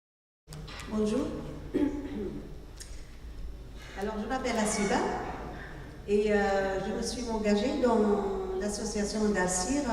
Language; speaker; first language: French; non-native, local second language; Arabic